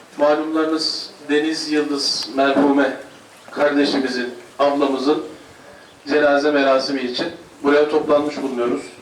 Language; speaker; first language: Turkish; native; Turkish